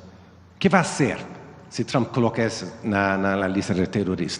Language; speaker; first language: Spanish; non-native, learner; Swedish